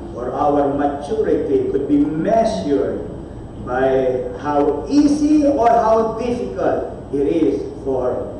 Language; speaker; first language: English; non-native, local second language; Filipino